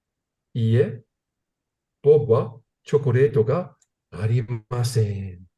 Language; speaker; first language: Japanese; non-native, learner; English